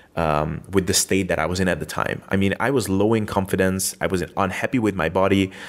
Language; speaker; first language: English; non-native, fluent; Hungarian